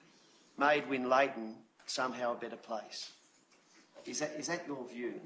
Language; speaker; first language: English; native; English